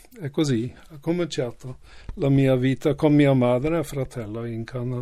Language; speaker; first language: Italian; non-native, learner; Norwegian